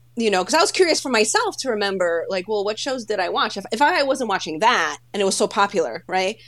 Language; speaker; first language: English; early bilingual, other home language; Polish